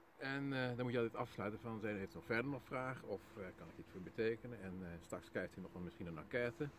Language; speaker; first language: Dutch; native; Dutch